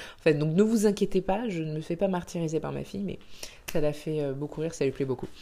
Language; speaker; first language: French; native; French